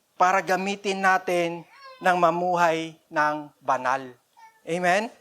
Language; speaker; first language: Filipino; non-native, local second language; Cebuano